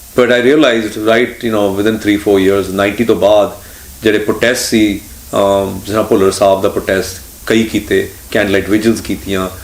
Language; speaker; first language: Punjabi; early bilingual, heritage; Punjabi